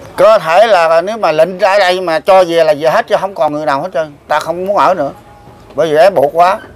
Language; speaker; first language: Vietnamese; early bilingual, heritage; Vietnamese